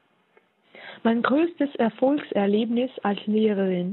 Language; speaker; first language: German; non-native, fluent; Russian